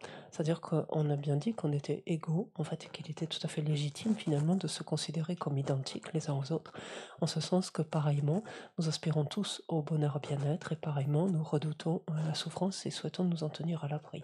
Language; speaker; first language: French; native; French